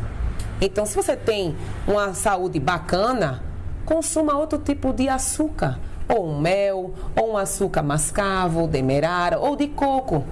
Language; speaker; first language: Portuguese; native; Portuguese